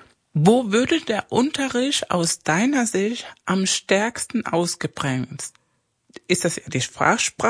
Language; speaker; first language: German; non-native, fluent; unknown